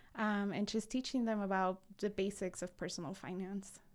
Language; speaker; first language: English; early bilingual, other home language; Spanish